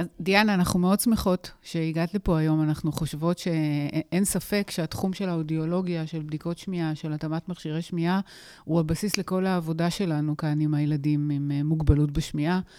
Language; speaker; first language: Hebrew; native; Hebrew